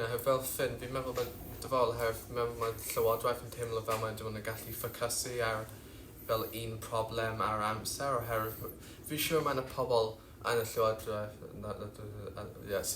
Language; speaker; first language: Welsh; non-native, local second language; English